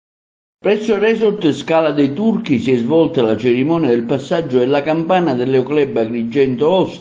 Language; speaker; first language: Italian; native; Italian